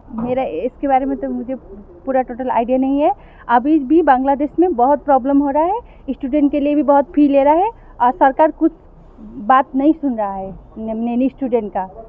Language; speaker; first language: Hindi; non-native, learner; Nepali